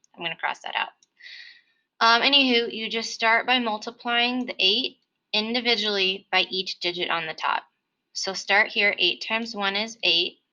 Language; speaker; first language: English; native; English